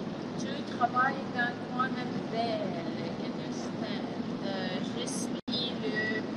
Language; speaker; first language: French; non-native, learner; Russian